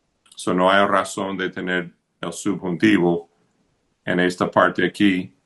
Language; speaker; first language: Spanish; non-native, fluent; English